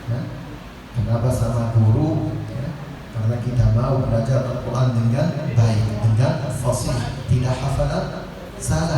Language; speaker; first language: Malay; non-native, learner; Arabic